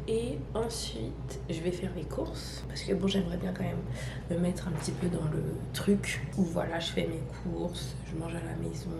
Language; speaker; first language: French; native; French